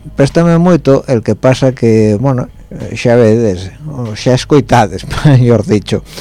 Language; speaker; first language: Galician; non-native, local second language; Spanish